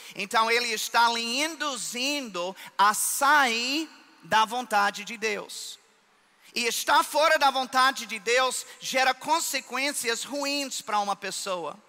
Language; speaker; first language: Portuguese; non-native, fluent; English